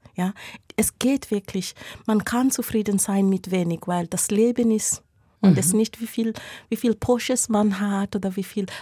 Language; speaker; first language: German; non-native, fluent; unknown